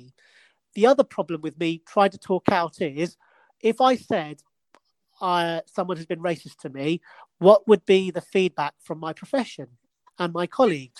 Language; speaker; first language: English; native; English